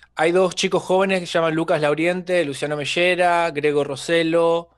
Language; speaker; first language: Spanish; native; Spanish